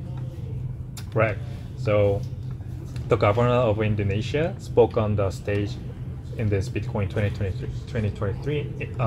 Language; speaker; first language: English; non-native, fluent; Korean